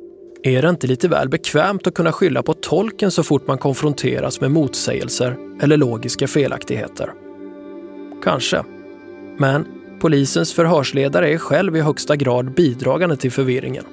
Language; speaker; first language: Swedish; native; Swedish